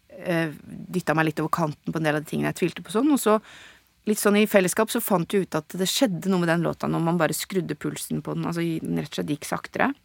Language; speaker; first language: Norwegian; native; Norwegian